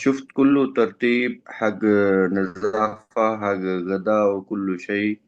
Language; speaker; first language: Arabic; non-native, learner; Urdu